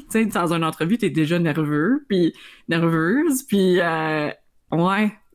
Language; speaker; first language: French; native; French